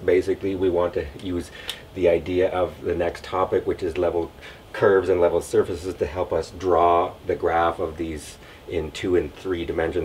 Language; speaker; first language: English; native; English